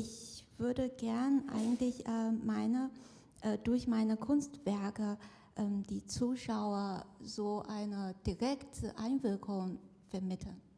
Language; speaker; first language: German; non-native, fluent; Chinese